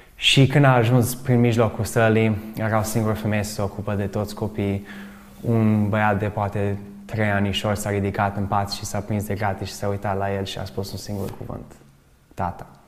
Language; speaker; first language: Romanian; early bilingual, other home language; English